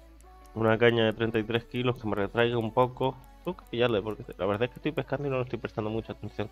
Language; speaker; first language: Spanish; native; Spanish